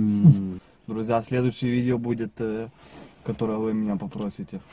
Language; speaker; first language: Russian; non-native, fluent; Italian